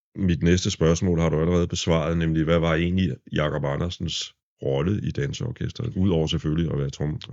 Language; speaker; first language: Danish; native; Danish